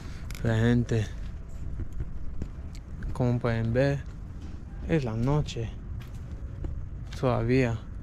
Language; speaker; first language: Spanish; non-native, learner; English